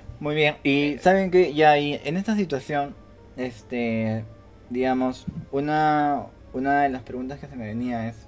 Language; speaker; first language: Spanish; native; Spanish